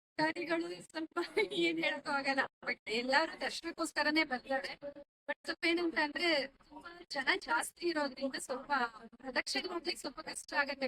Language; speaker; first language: Kannada; non-native, local second language; Hindi